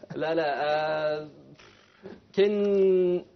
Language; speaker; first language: Arabic; non-native, fluent; English